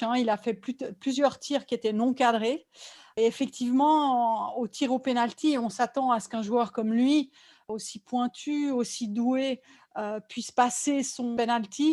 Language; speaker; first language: French; native; French